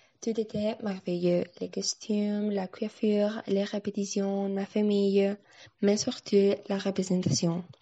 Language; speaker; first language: French; non-native, learner; Spanish